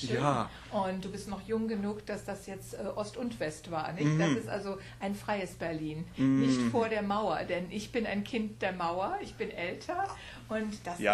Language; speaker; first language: German; native; German